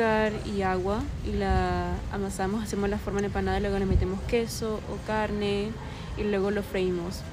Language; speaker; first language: Spanish; early bilingual, other home language; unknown